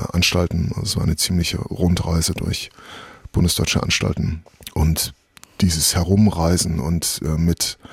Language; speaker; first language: German; native; German